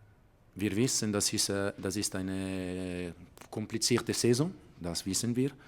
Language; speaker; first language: German; non-native, fluent; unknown